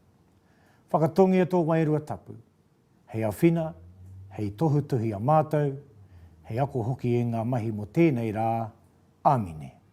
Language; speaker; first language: Māori; non-native, local second language; English